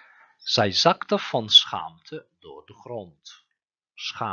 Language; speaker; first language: Dutch; non-native, fluent; Turkish